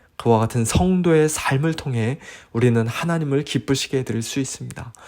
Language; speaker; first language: Korean; native; Korean